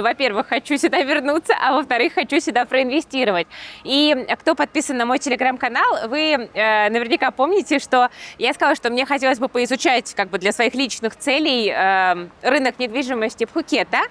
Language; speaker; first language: Russian; native; Russian